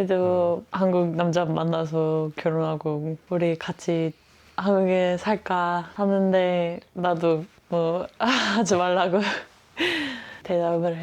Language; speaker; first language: Korean; non-native, fluent; Dutch